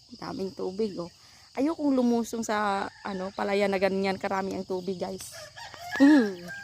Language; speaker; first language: Filipino; non-native, local second language; Cebuano